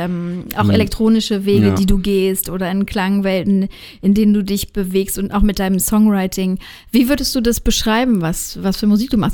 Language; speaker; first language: German; native; German